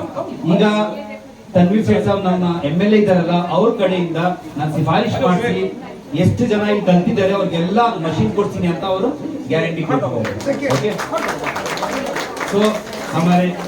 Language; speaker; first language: Kannada; non-native, local second language; Urdu